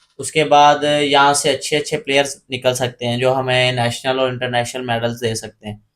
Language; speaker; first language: Urdu; non-native, local second language; Punjabi